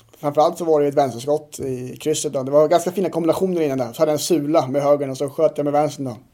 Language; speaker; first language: Swedish; native; Swedish